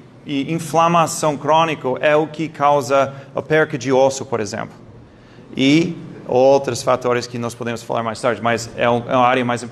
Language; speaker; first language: Portuguese; non-native, fluent; English